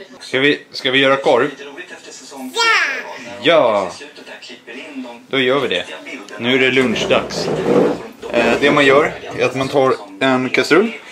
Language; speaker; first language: Swedish; native; Swedish